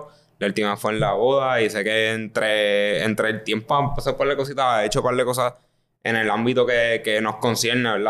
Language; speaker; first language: Spanish; native; Spanish